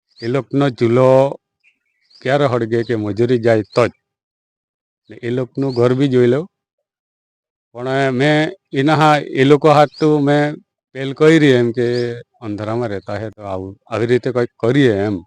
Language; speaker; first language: Gujarati; native; Gujarati